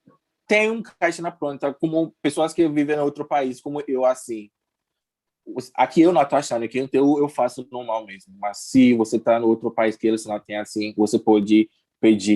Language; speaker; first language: Portuguese; non-native, learner; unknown